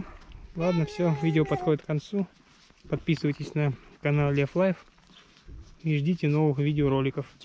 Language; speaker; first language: Russian; native; Russian